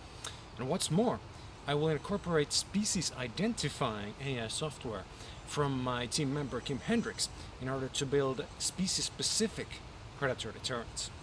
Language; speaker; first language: English; non-native, fluent; Finnish